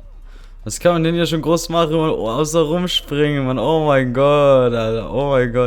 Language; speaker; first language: German; non-native, local second language; Swiss German